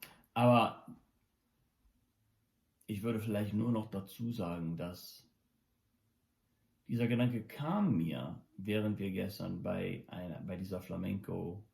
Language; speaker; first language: German; non-native, local second language; English